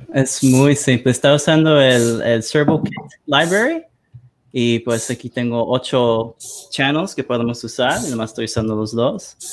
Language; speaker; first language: Spanish; early bilingual, heritage; Spanish